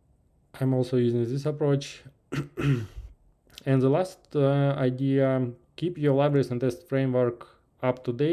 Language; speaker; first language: English; non-native, fluent; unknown